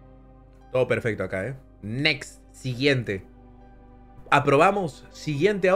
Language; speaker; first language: Spanish; native; Spanish